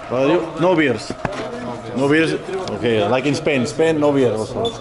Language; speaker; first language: English; non-native, fluent; Spanish